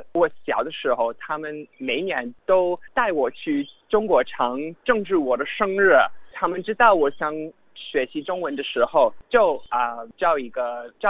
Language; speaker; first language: Chinese; non-native, fluent; English